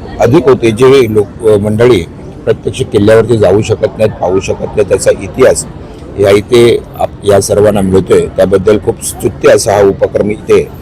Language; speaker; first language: Marathi; native; Marathi